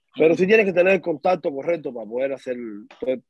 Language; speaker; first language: Spanish; native; Spanish